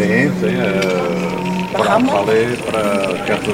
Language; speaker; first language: Spanish; non-native, learner; Portuguese